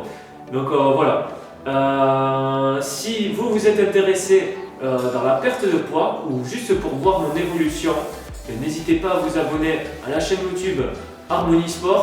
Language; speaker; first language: French; native; French